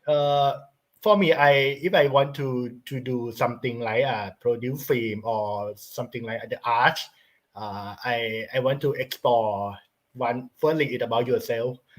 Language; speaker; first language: English; non-native, learner; Thai